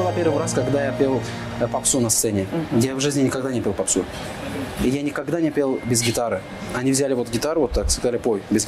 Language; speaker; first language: Russian; non-native, fluent; Azerbaijani